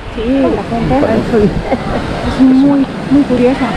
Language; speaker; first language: Spanish; native; Spanish